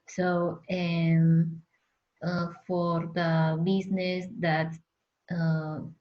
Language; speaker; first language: English; non-native, learner; Spanish